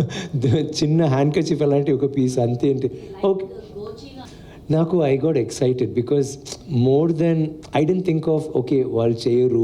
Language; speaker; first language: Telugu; non-native, learner; Tamil